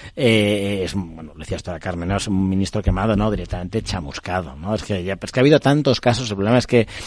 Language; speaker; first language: Spanish; native; Spanish